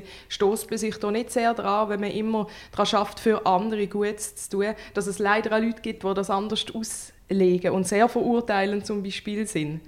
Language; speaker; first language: German; native; German